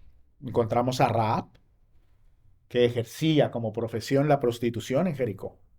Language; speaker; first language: Spanish; native; Spanish